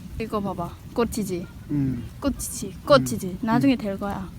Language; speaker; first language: Korean; non-native, learner; Khmer